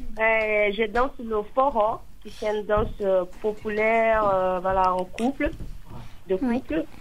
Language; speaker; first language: French; non-native, fluent; Portuguese